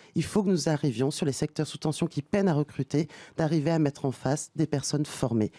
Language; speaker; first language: French; native; French